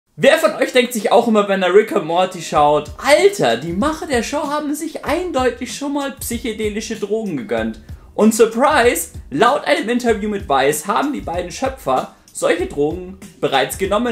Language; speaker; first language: German; native; German